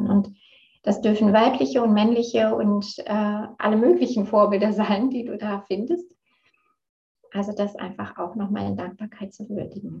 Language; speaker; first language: German; native; German